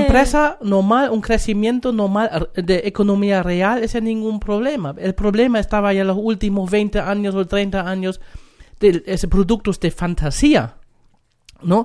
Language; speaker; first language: Spanish; non-native, fluent; German